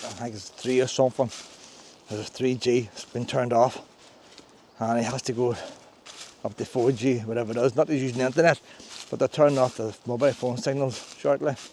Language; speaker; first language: English; native; English